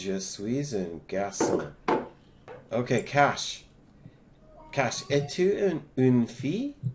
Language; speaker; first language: French; non-native, learner; English